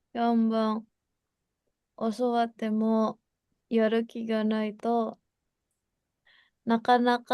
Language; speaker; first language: Japanese; non-native, learner; Indonesian